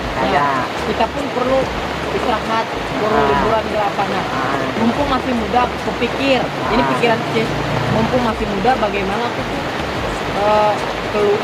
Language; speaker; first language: Indonesian; native; Indonesian